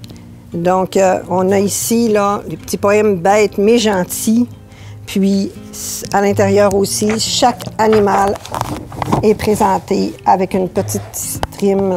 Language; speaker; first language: French; native; French